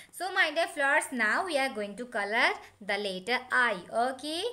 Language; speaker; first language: English; non-native, local second language; Bangla